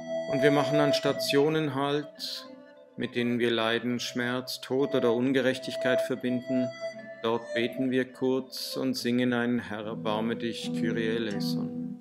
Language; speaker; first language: German; native; German